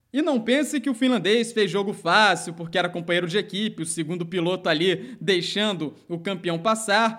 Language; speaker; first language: Portuguese; native; Portuguese